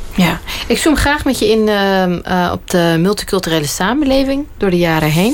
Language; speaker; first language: Dutch; native; Dutch